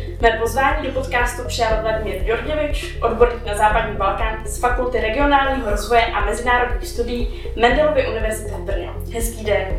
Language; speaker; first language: Czech; native; Czech